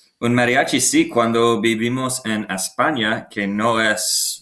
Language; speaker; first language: Spanish; non-native, learner; English